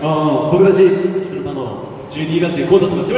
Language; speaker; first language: Japanese; non-native, learner; Korean